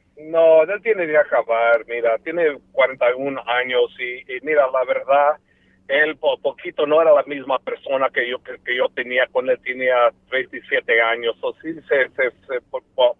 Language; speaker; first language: Spanish; early bilingual, heritage; Spanish